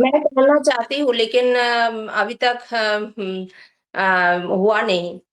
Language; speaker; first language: Hindi; non-native, local second language; Bangla